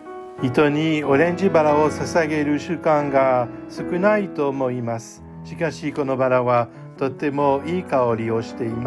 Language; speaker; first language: Japanese; non-native, learner; French